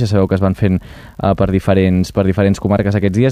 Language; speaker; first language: Catalan; native; Catalan